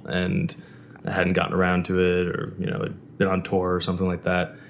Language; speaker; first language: English; native; English